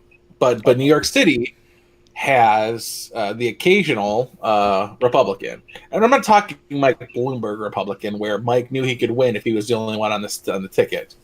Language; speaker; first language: English; native; English